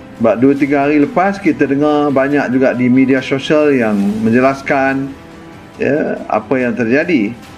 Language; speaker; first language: Malay; native; Malay